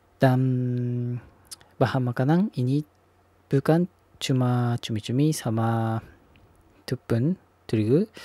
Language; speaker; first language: Indonesian; non-native, learner; Japanese